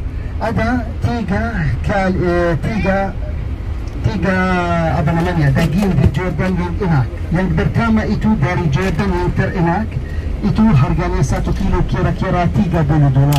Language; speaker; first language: Indonesian; non-native, learner; Arabic